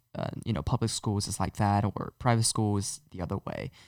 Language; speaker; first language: English; non-native, fluent; Chinese